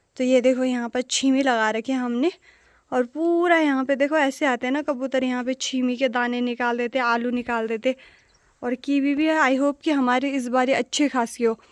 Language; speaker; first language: Hindi; non-native, fluent; Nepali